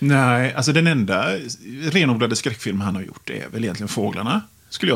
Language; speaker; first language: Swedish; native; Swedish